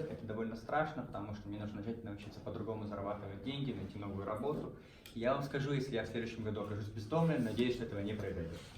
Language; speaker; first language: Russian; native; Russian